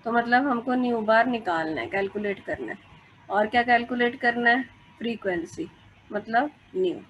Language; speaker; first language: Hindi; non-native, local second language; Punjabi